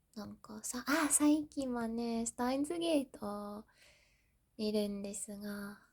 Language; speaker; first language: Japanese; non-native, learner; English